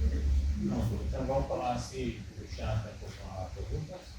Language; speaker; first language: Portuguese; early bilingual, heritage; Hebrew